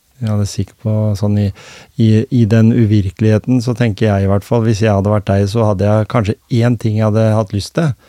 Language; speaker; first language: Norwegian; native; Norwegian